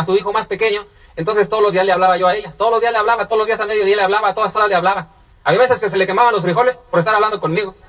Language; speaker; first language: Spanish; native; Spanish